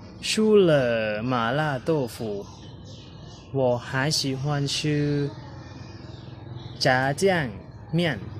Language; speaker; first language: Chinese; non-native, learner; Lao